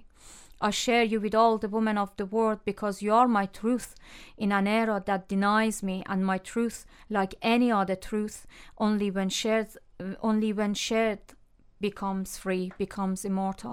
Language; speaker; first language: English; non-native, fluent; Persian